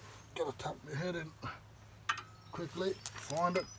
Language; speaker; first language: English; native; English